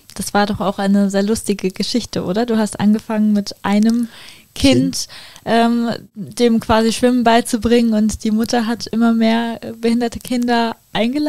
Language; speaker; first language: German; native; German